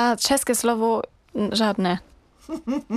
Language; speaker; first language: Czech; non-native, learner; German